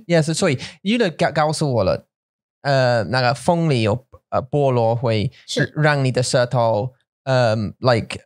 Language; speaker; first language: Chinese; non-native, learner; English